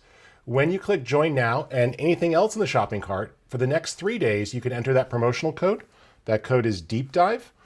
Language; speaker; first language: English; native; English